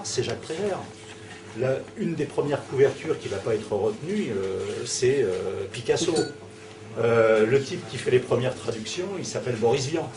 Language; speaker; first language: French; native; French